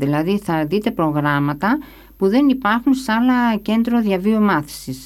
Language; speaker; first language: Greek; early bilingual, other home language; English